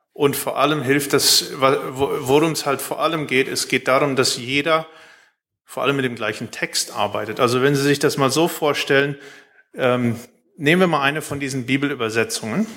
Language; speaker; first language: German; early bilingual, heritage; Plautdietsch